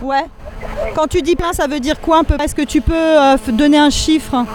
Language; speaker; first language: French; native; French